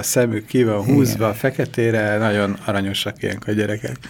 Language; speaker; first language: Hungarian; non-native, fluent; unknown